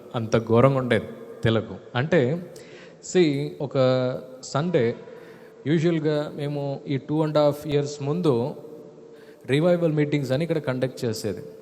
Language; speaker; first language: Telugu; non-native, fluent; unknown